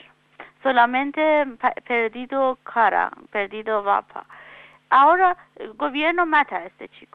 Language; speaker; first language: Spanish; non-native, learner; Persian